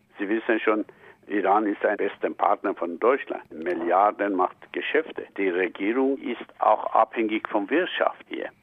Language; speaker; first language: German; non-native, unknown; Persian